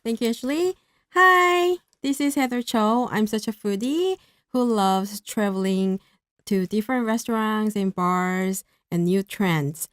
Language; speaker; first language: English; non-native, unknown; Korean